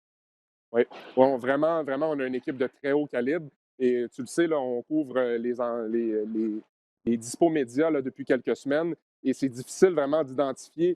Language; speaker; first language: French; native; French